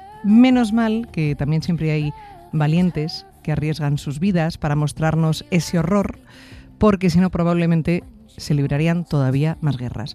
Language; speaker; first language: Spanish; native; Spanish